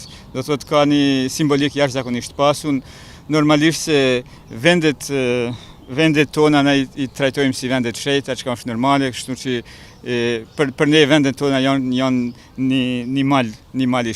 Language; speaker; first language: Albanian; native; Albanian